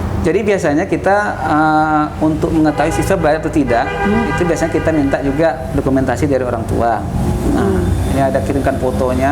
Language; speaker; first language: Indonesian; native; Indonesian